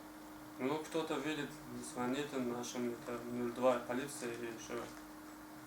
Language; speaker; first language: Russian; non-native, learner; Tajik